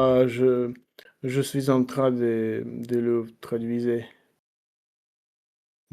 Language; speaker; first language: French; non-native, learner; Russian